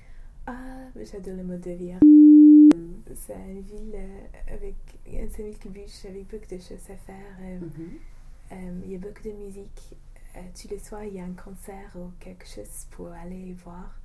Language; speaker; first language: French; non-native, fluent; English